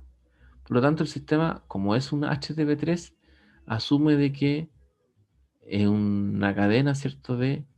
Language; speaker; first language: Spanish; native; Spanish